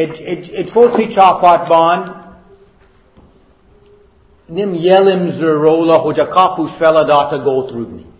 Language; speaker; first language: Hungarian; non-native, fluent; English